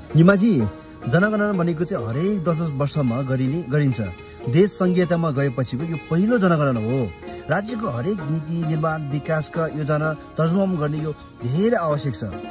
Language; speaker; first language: Nepali; non-native, local second language; Sherpa